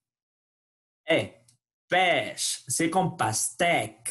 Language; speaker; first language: French; non-native, learner; Spanish